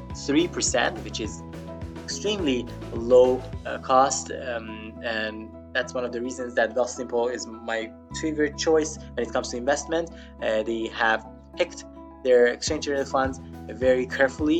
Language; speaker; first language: English; non-native, fluent; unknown